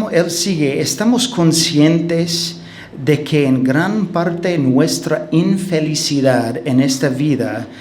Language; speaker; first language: Spanish; non-native, fluent; English